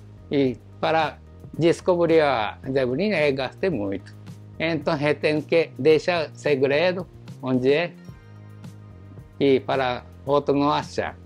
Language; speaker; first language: Portuguese; non-native, learner; Japanese